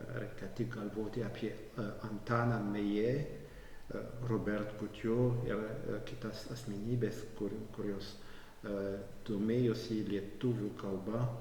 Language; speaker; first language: Lithuanian; non-native, fluent; French